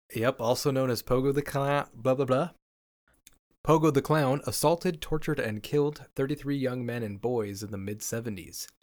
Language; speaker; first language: English; native; English